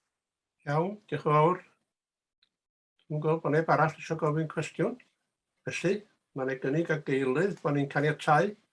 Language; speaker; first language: Welsh; native; Welsh